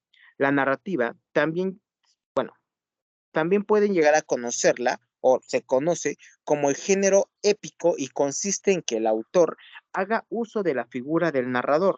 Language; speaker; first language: Spanish; native; Spanish